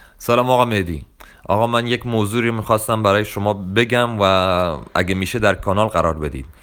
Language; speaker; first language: Persian; non-native, local second language; Kurdish